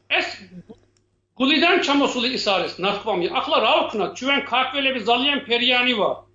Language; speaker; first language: Georgian; non-native, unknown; Turkish